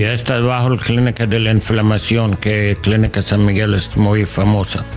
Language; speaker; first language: Spanish; non-native, learner; English